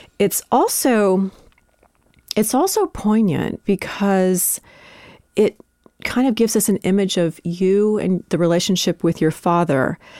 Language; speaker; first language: English; native; English